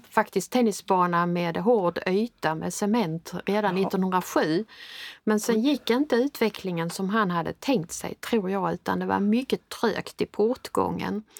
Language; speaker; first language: Swedish; native; Swedish